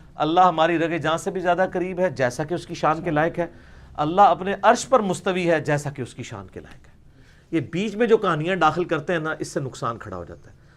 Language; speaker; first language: Urdu; non-native, local second language; Punjabi